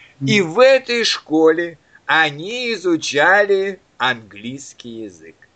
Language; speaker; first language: Russian; native; Russian